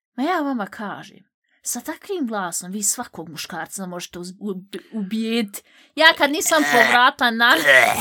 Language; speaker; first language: Bosnian; native; Bosnian